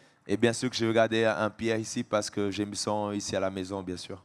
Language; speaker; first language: French; non-native, fluent; Portuguese